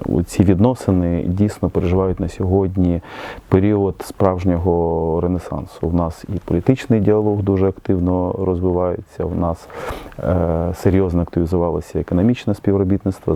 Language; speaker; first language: Ukrainian; native; Ukrainian